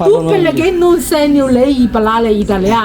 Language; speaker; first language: Italian; non-native, learner; Chinese